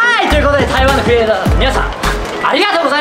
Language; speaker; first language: Japanese; native; Japanese